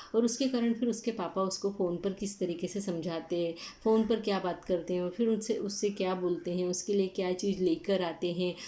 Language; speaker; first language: Hindi; non-native, local second language; Marathi